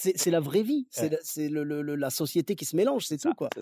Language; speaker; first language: French; native; French